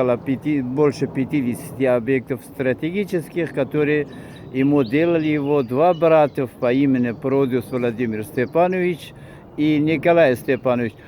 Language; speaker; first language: Russian; non-native, fluent; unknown